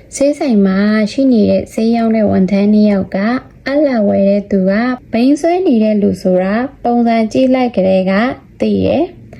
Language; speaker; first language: Burmese; non-native, local second language; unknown